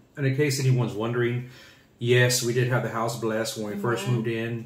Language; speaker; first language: English; native; English